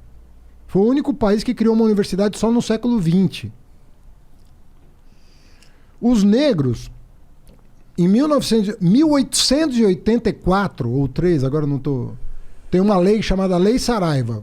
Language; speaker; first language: Portuguese; native; Portuguese